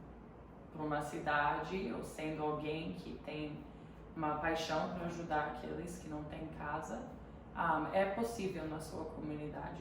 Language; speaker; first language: Portuguese; early bilingual, heritage; Portuguese